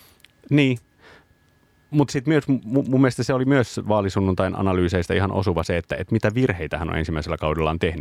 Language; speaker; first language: Finnish; native; Finnish